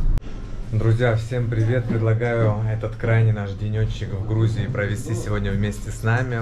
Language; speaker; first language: Russian; native; Russian